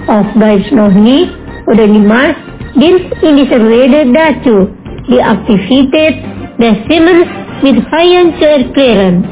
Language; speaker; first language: German; non-native, learner; Indonesian